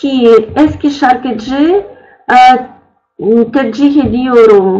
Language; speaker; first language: Turkish; non-native, learner; Russian